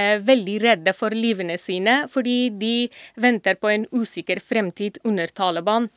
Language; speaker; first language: Norwegian; non-native, fluent; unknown